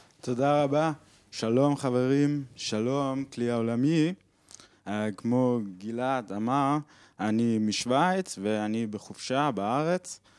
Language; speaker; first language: Hebrew; non-native, learner; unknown